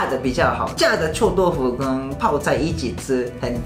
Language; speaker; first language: Chinese; non-native, fluent; Japanese